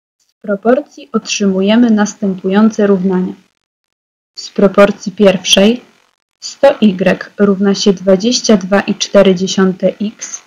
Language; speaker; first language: Polish; native; Polish